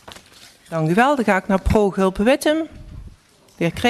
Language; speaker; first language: Dutch; native; Dutch